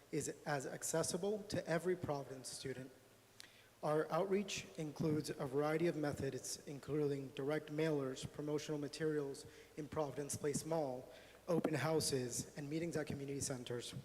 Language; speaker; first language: English; native; English